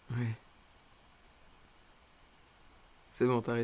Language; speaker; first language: French; native; French